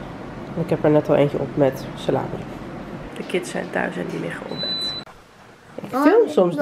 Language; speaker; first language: Dutch; native; Dutch